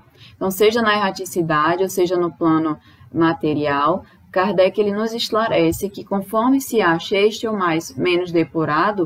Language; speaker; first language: Portuguese; native; Portuguese